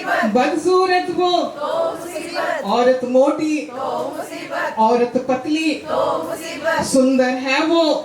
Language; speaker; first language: Hindi; non-native, local second language; Maithili